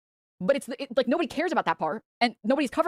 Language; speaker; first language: English; native; English